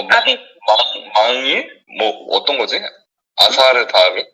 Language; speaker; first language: Korean; non-native, learner; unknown